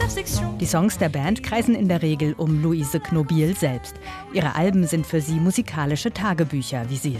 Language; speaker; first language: German; native; German